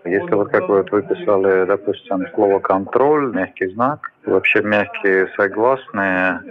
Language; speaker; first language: Russian; native; Russian